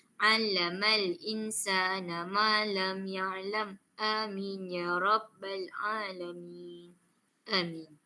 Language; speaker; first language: Arabic; non-native, learner; Malay